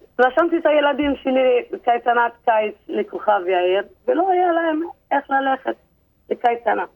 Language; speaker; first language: Hebrew; non-native, local second language; Arabic